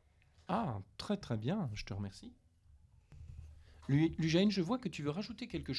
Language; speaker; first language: French; native; French